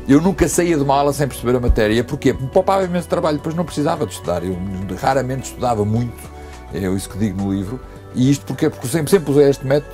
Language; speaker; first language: Portuguese; native; Portuguese